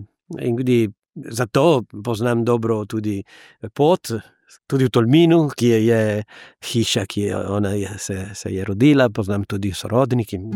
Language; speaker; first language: Slovenian; non-native, learner; Italian